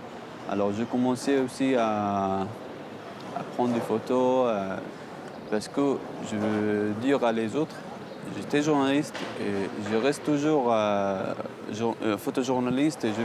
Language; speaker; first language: French; non-native, learner; Arabic